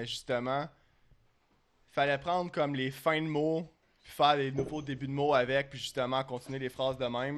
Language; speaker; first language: French; native; French